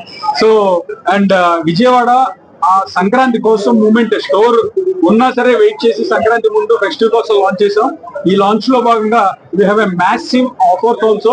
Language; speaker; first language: Telugu; native; Telugu